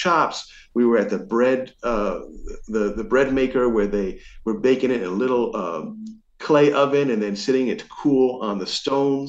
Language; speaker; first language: English; native; English